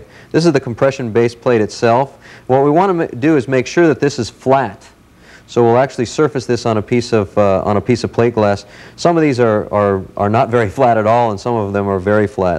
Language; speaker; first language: English; native; English